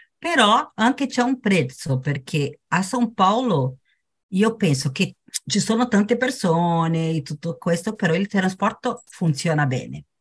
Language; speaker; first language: Italian; non-native, fluent; Portuguese